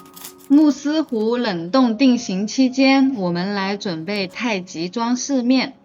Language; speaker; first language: Chinese; native; Chinese